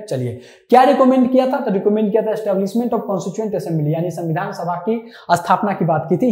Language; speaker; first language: Hindi; non-native, local second language; Maithili